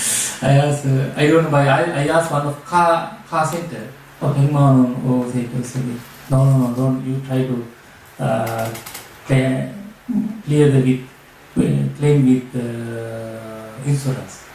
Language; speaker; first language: English; non-native, learner; Sinhala